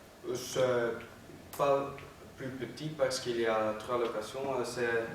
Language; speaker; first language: French; non-native, learner; Dutch